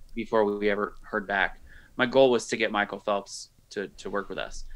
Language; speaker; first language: English; native; English